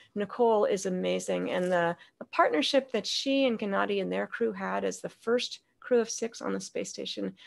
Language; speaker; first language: English; native; English